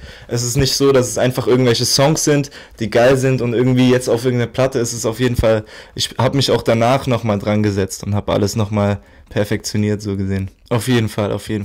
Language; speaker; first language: German; native; German